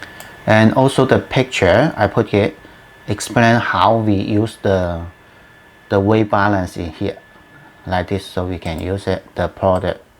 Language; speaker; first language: English; non-native, learner; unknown